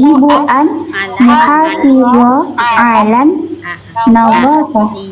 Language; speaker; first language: Arabic; non-native, learner; Indonesian